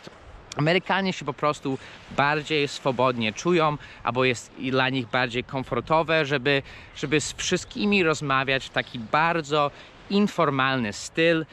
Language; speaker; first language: Polish; non-native, fluent; English